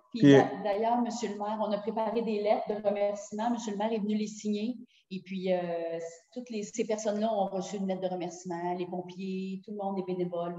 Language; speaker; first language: French; native; French